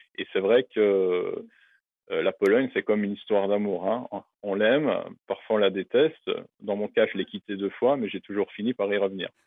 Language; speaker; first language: French; native; French